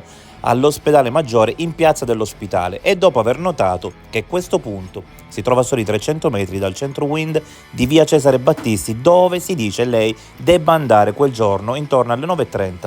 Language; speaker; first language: Italian; native; Italian